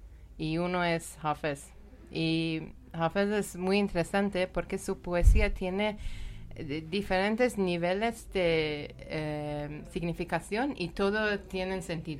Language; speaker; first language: Spanish; non-native, learner; Persian